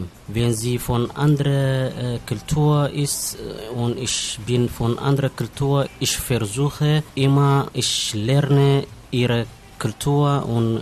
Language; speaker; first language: German; non-native, learner; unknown